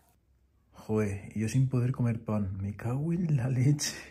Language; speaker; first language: Spanish; native; Spanish